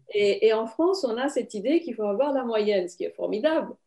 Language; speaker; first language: French; non-native, fluent; Romanian